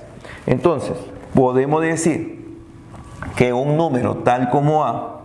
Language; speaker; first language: Spanish; native; Spanish